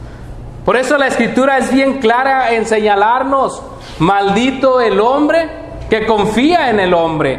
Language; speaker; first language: Spanish; native; Spanish